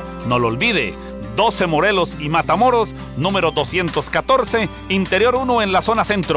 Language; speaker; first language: Spanish; native; Spanish